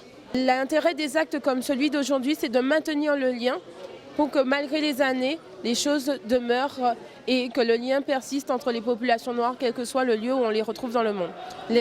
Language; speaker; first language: French; native; French